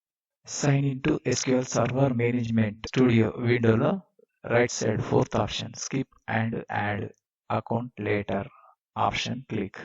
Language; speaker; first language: English; non-native, learner; Telugu